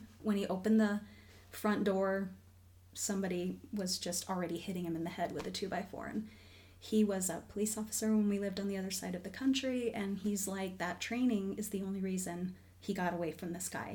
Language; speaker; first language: English; native; English